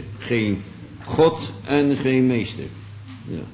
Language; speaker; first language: Dutch; native; Dutch